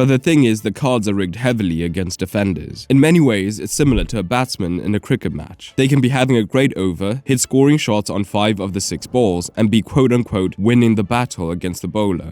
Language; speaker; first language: English; native; English